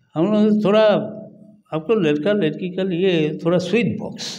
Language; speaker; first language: Hindi; non-native, local second language; Bangla